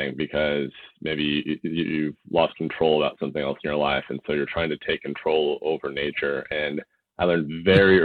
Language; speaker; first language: English; native; English